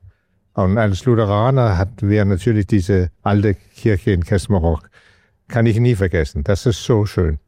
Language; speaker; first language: German; non-native, learner; Danish